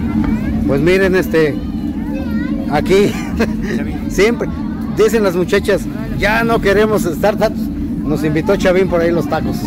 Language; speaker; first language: Spanish; native; Spanish